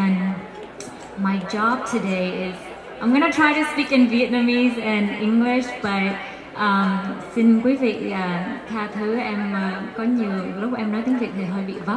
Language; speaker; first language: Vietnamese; early bilingual, heritage; Vietnamese